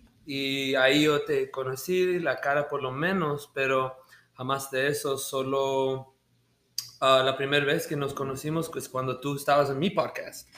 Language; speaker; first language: Spanish; early bilingual, heritage; Spanish